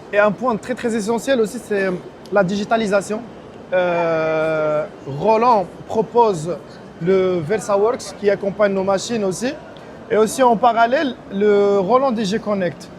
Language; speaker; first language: French; non-native, local second language; Arabic